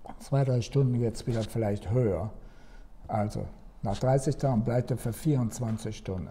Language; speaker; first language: German; native; German